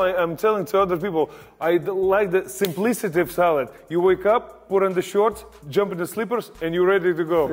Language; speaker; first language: English; non-native, fluent; Lithuanian